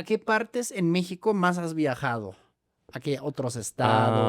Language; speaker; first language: Spanish; non-native, fluent; German